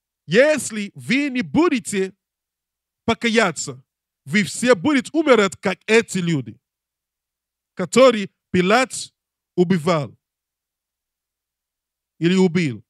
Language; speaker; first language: Russian; non-native, learner; English